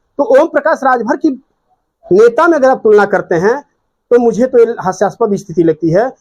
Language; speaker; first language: Hindi; native; Hindi